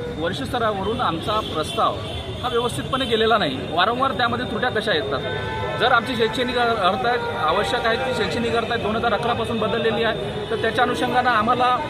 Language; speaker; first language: Marathi; native; Marathi